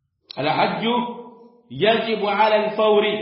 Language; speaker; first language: Arabic; non-native, fluent; Swahili